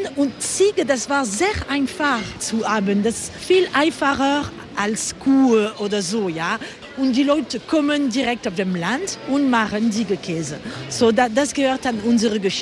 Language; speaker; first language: German; non-native, learner; French